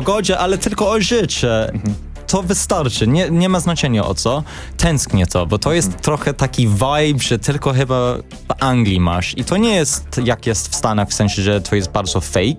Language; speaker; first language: Polish; non-native, learner; English